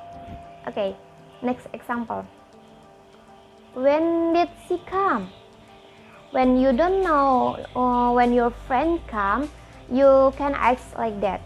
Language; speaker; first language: English; non-native, learner; Indonesian